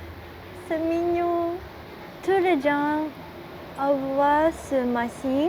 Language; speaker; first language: French; non-native, learner; Japanese